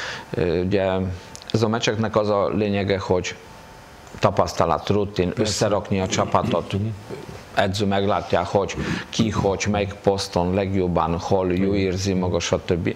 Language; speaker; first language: Hungarian; non-native, fluent; Polish